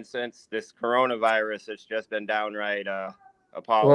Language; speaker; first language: English; native; English